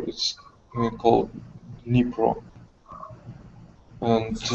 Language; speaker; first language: English; non-native, learner; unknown